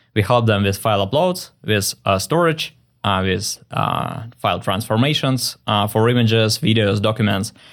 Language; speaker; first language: English; non-native, fluent; Russian